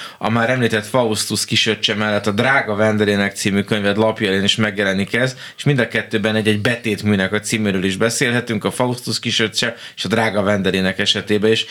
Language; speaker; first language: Hungarian; native; Hungarian